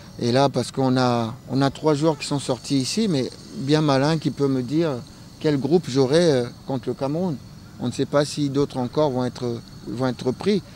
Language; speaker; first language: French; non-native, local second language; Lingala